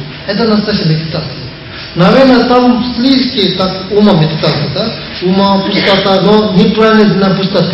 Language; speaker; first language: Russian; non-native, learner; Tibetan